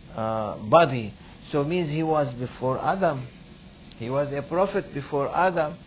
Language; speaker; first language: English; non-native, fluent; Arabic